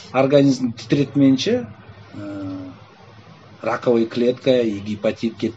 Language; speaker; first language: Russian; non-native, local second language; Kyrgyz